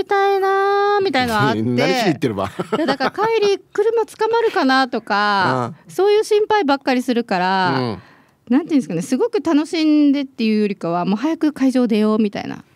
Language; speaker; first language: Japanese; native; Japanese